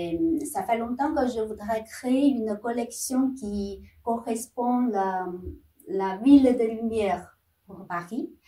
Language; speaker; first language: French; non-native, fluent; Chinese